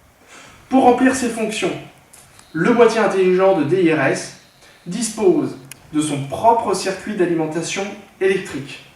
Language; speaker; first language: French; native; French